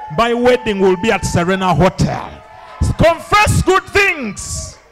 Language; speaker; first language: English; non-native, local second language; Ganda